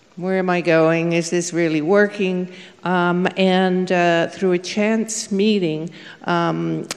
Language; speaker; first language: English; native; English